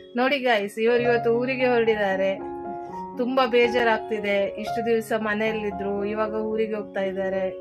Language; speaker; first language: Kannada; native; Kannada